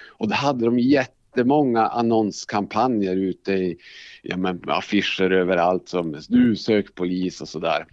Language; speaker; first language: Swedish; native; Swedish